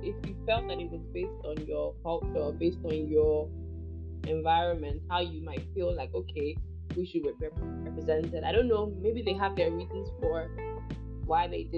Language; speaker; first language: English; native; English